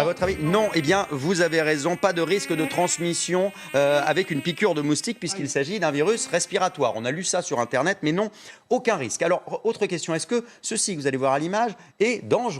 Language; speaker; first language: French; native; French